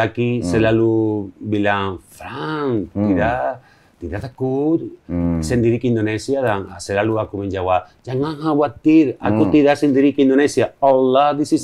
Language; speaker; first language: Indonesian; non-native, learner; Spanish